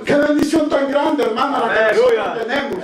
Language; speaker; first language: Spanish; native; Spanish